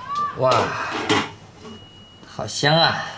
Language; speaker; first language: Chinese; native; Chinese